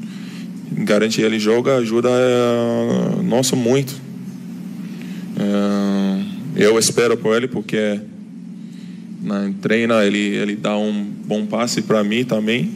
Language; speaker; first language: Portuguese; non-native, learner; Turkish